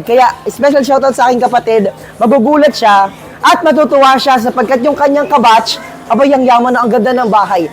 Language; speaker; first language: Filipino; native; Filipino